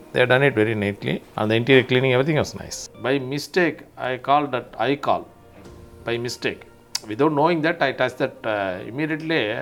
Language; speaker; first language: English; non-native, local second language; Tamil